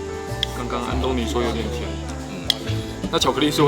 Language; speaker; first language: Chinese; native; Chinese